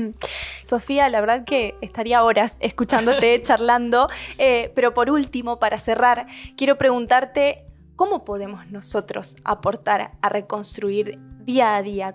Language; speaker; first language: Spanish; native; Spanish